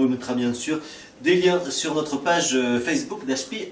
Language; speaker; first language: French; native; French